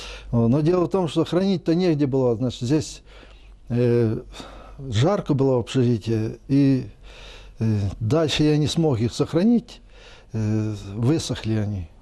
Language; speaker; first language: Russian; non-native, local second language; Ukrainian